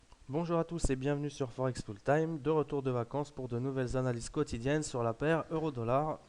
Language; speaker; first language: French; native; French